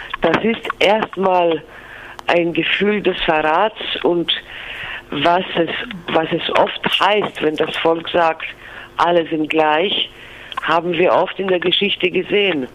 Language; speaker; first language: German; non-native, fluent; Greek